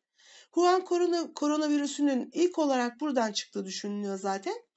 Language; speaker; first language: Turkish; native; Turkish